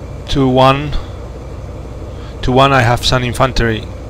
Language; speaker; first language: English; non-native, learner; Spanish